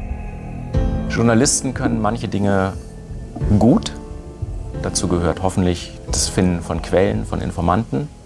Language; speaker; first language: German; native; German